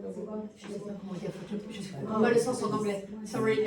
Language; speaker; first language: French; native; French